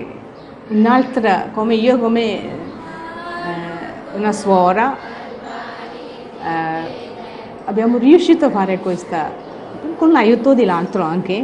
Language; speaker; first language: Italian; non-native, learner; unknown